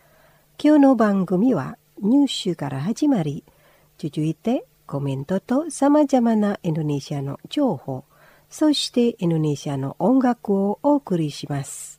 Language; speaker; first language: Japanese; non-native, fluent; Indonesian